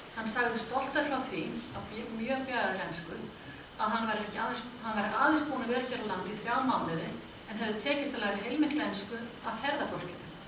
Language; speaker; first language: Icelandic; native; Icelandic